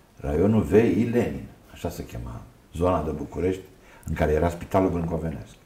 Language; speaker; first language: Romanian; native; Romanian